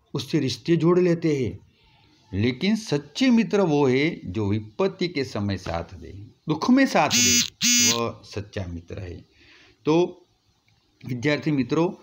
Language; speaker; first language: Hindi; non-native, local second language; Gujarati